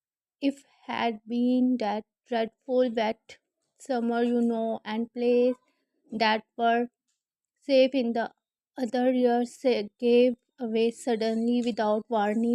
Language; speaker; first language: English; non-native, learner; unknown